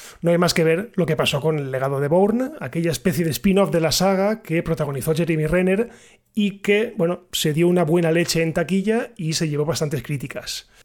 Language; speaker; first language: Spanish; native; Spanish